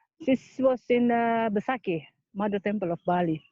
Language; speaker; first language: English; non-native, learner; Indonesian